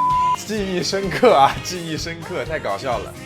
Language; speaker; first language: Chinese; native; Chinese